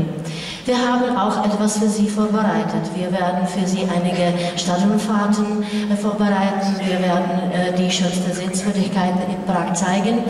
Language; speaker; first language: German; non-native, fluent; Czech